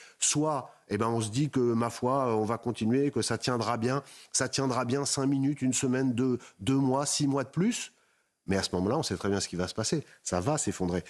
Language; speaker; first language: French; native; French